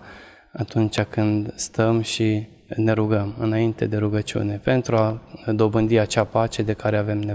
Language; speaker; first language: Romanian; non-native, local second language; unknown